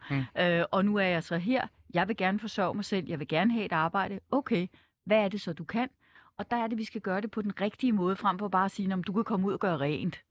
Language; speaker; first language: Danish; native; Danish